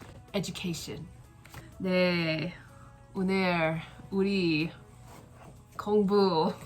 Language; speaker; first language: Korean; non-native, learner; English